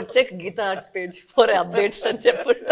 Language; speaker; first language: Telugu; non-native, fluent; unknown